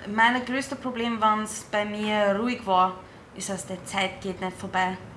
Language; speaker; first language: German; non-native, fluent; English